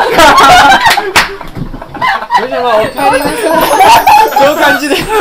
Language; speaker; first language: Japanese; non-native, learner; Korean